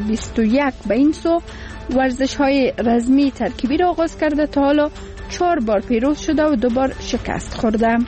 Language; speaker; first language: Persian; native; Persian